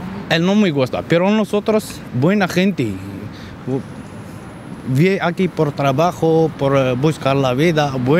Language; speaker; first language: Spanish; non-native, learner; Arabic